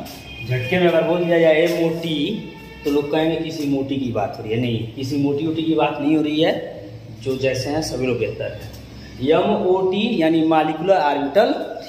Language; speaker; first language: Hindi; native; Hindi